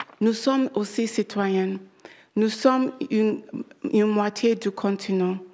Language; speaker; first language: French; non-native, learner; English